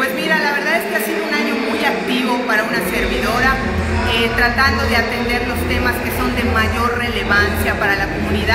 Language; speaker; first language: Spanish; native; Spanish